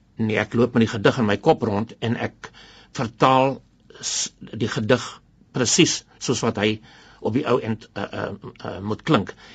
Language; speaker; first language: Afrikaans; non-native, local second language; English